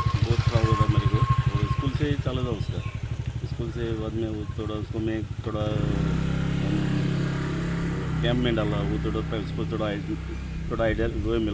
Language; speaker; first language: Hindi; non-native, local second language; Konkani